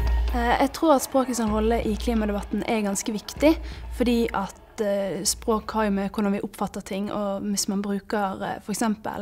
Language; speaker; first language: Norwegian; non-native, fluent; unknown